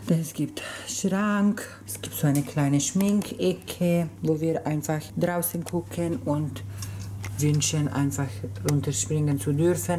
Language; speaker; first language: German; early bilingual, other home language; Spanish